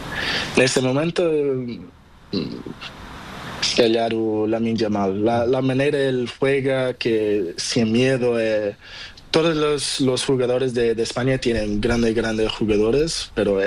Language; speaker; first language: Spanish; non-native, learner; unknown